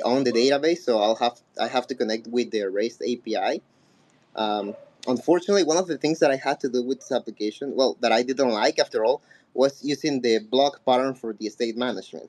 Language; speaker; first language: English; non-native, fluent; Spanish